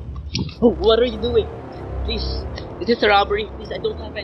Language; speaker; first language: English; non-native, learner; Filipino